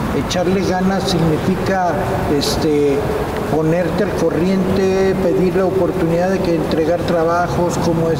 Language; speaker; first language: Spanish; native; Spanish